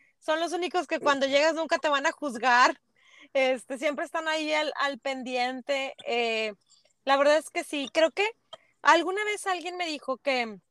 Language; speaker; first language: Spanish; native; Spanish